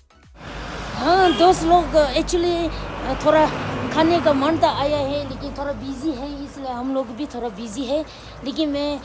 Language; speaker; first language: Hindi; non-native, local second language; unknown